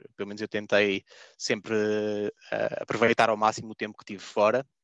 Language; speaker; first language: Portuguese; native; Portuguese